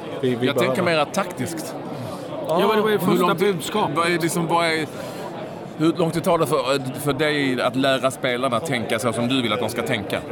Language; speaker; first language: Swedish; native; Swedish